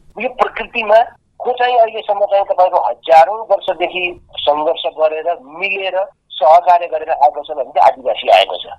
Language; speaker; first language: Nepali; non-native, local second language; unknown